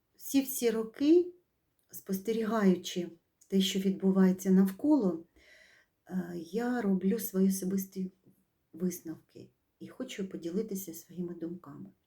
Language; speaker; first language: Ukrainian; native; Ukrainian